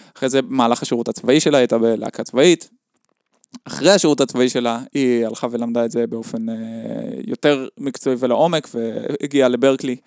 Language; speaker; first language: Hebrew; native; Hebrew